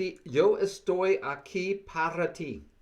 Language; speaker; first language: Spanish; non-native, learner; English